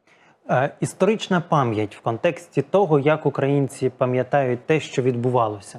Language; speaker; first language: Ukrainian; native; Ukrainian